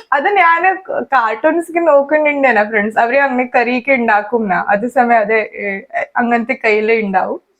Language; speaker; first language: Malayalam; early bilingual, heritage; Malayalam